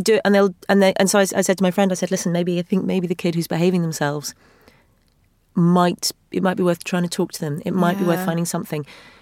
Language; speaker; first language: English; native; English